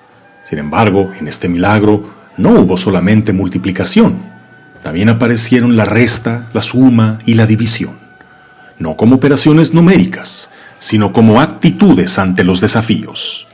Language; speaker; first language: Spanish; native; Spanish